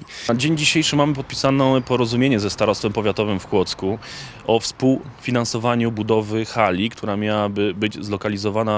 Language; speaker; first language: Polish; native; Polish